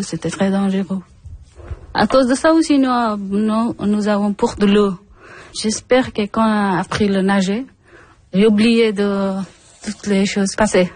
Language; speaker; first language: French; non-native, learner; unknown